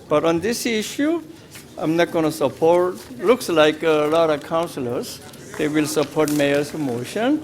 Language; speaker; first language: English; non-native, fluent; Korean